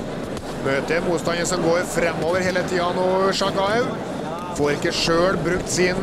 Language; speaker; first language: Norwegian; native; Norwegian